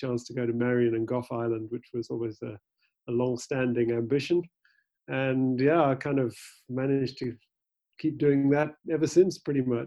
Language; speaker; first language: English; native; English